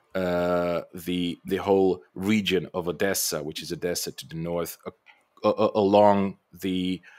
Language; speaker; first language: English; non-native, fluent; Bulgarian